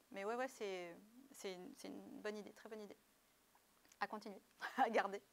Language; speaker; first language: French; native; French